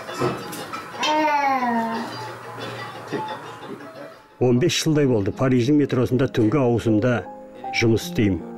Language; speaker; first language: Kazakh; early bilingual, heritage; Turkish